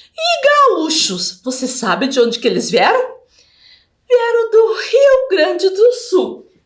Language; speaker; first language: Portuguese; native; Portuguese